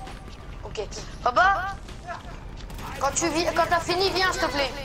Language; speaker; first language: French; native; French